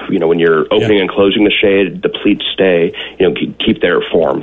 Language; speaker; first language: English; native; English